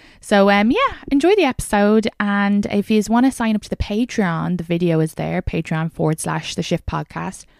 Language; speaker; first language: English; native; English